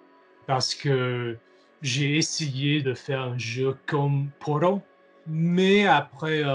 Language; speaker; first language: French; non-native, learner; English